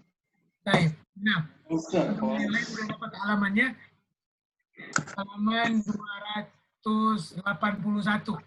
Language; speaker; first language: Indonesian; native; Indonesian